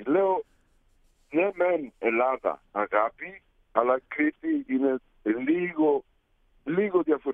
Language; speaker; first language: Greek; early bilingual, heritage; Greek